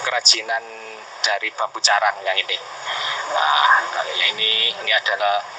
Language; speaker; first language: Indonesian; native; Indonesian